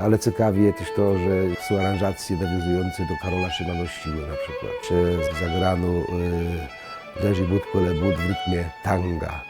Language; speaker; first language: Polish; native; Polish